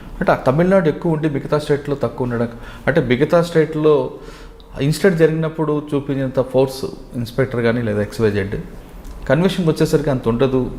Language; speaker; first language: Telugu; native; Telugu